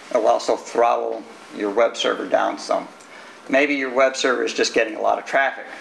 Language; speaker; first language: English; native; English